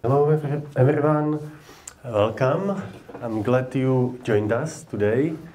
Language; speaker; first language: English; non-native, fluent; Czech